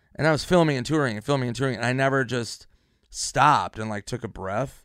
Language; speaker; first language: English; native; English